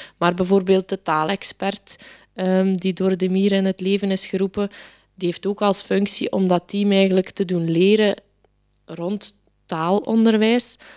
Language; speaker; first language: Dutch; native; Dutch